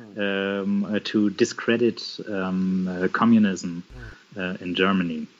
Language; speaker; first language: English; non-native, fluent; German